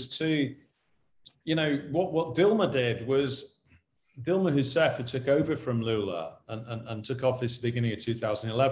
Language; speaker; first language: English; native; English